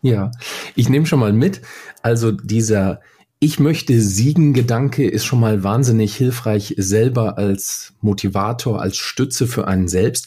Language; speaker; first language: German; native; German